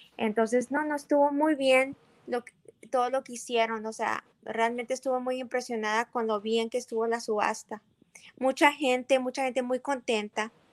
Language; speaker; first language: Spanish; early bilingual, heritage; Spanish